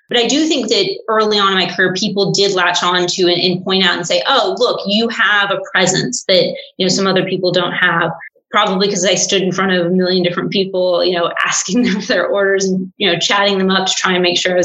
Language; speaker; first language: English; native; English